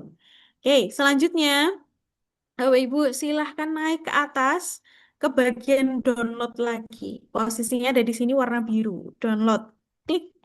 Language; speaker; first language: Indonesian; native; Indonesian